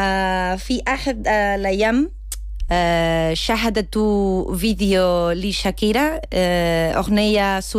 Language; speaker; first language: Arabic; non-native, learner; Spanish